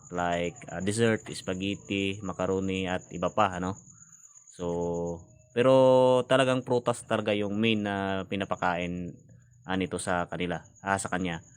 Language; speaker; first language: Filipino; non-native, local second language; Cebuano